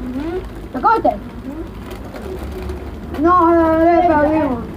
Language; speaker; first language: Spanish; native; Spanish